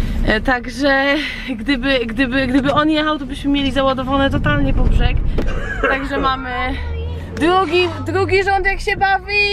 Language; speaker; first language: Polish; native; Polish